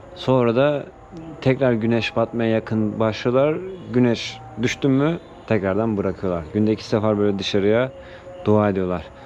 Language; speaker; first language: Turkish; native; Turkish